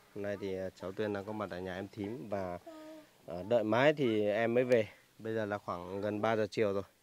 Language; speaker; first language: Vietnamese; non-native, local second language; Hmong